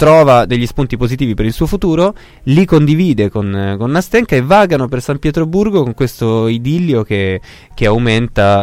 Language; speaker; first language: Italian; native; Italian